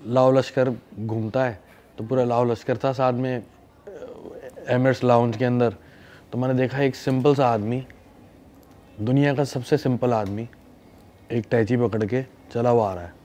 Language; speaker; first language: Hindi; native; Hindi